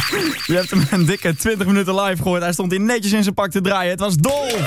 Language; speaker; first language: Dutch; native; Dutch